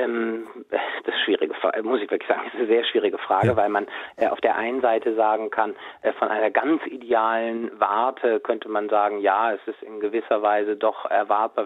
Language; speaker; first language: German; native; German